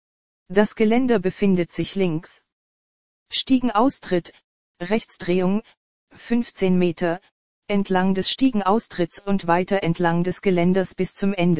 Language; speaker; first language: German; native; German